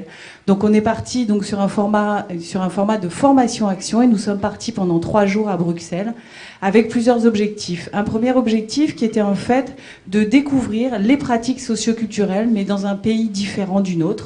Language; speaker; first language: French; native; French